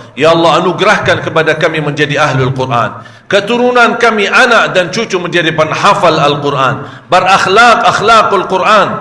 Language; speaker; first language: Malay; non-native, fluent; Arabic